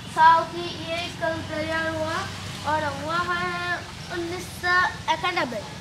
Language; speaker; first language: Hindi; non-native, learner; Bangla